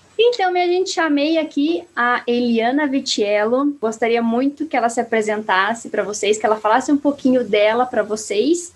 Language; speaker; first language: Portuguese; native; Portuguese